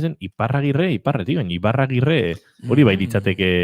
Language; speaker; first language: Basque; native; Basque